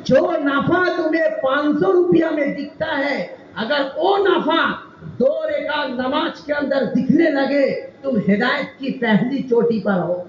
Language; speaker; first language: Hindi; non-native, local second language; Bangla